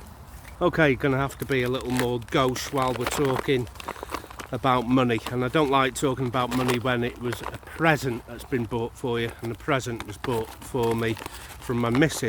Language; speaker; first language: English; native; English